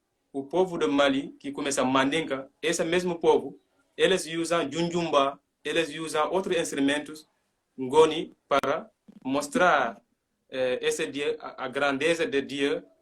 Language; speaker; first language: Portuguese; non-native, learner; Mandingo